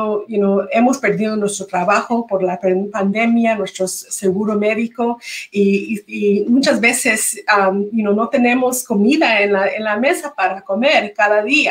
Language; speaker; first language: Spanish; early bilingual, heritage; Spanish